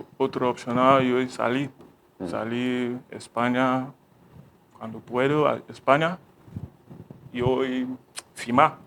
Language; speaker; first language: Spanish; non-native, learner; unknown